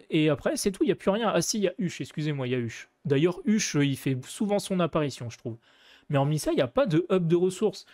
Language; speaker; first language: French; native; French